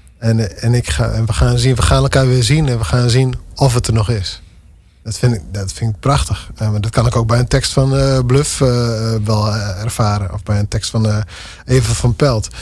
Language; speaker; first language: Dutch; non-native, local second language; Western Frisian